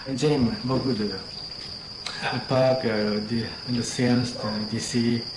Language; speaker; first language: French; non-native, learner; Japanese